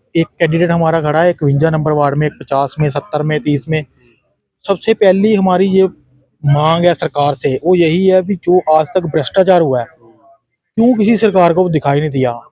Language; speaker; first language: Hindi; non-native, local second language; Punjabi